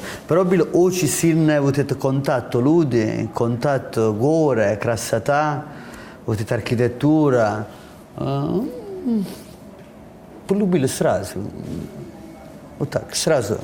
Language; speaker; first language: Russian; non-native, learner; Italian